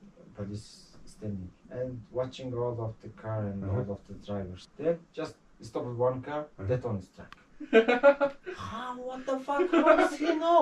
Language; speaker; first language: English; non-native, learner; Mongolian